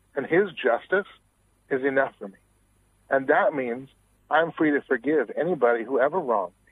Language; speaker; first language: English; native; English